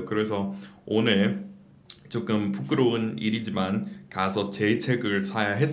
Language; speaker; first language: Korean; non-native, fluent; English